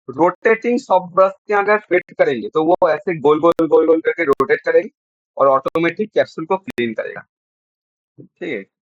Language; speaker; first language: Hindi; non-native, local second language; Bangla